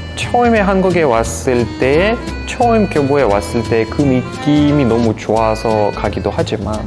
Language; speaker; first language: Korean; non-native, fluent; Russian